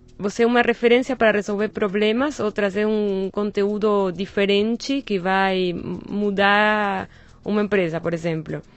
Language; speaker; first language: Portuguese; non-native, fluent; Spanish